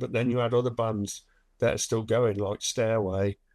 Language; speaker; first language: English; native; English